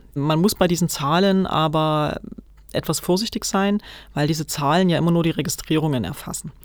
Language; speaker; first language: German; native; German